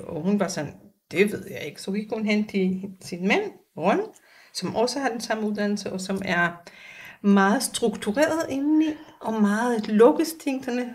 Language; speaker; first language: Danish; non-native, fluent; Hebrew